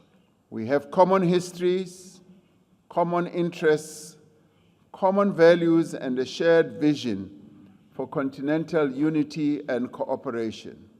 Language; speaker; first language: English; non-native, local second language; Venda